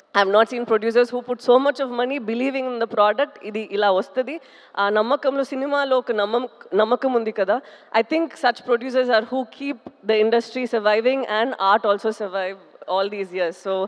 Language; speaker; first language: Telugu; non-native, fluent; Tamil